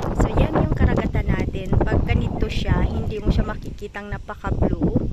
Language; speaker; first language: Filipino; non-native, local second language; Cebuano